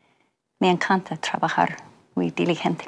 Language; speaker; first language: Spanish; non-native, fluent; English